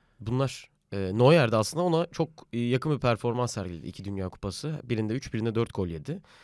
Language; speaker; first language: Turkish; native; Turkish